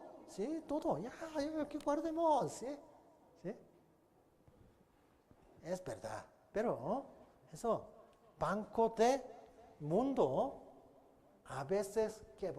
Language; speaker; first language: Spanish; non-native, learner; Korean